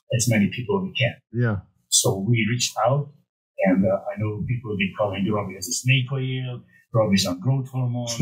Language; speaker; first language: English; non-native, fluent; Romanian